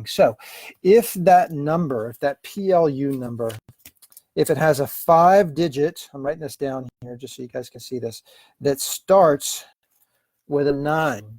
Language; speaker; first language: English; native; English